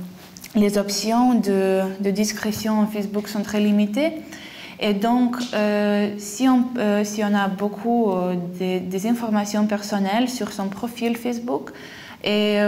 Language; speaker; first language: French; non-native, fluent; Lithuanian